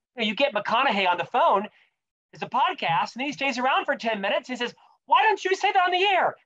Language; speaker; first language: English; native; English